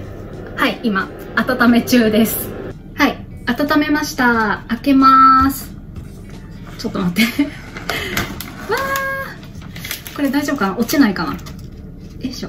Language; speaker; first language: Japanese; native; Japanese